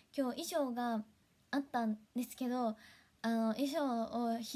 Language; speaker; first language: Japanese; native; Japanese